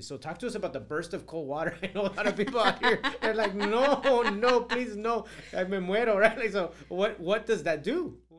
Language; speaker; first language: English; early bilingual, other home language; Spanish